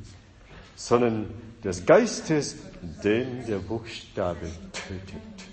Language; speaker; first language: German; non-native, fluent; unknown